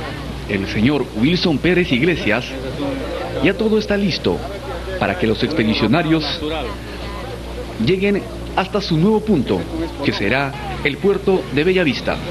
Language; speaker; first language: Spanish; native; Spanish